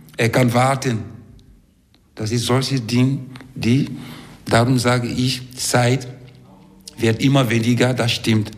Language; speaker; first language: German; non-native, fluent; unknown